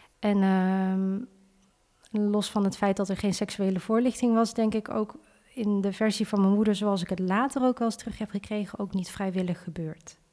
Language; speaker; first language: Dutch; early bilingual, other home language; Vietnamese